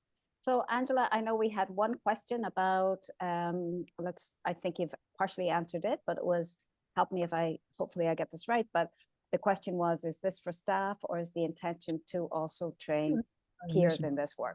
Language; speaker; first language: English; native; English